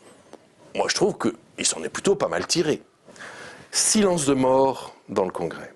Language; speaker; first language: French; native; French